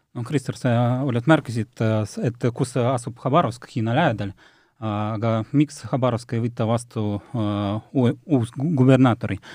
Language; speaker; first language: Estonian; non-native, local second language; Russian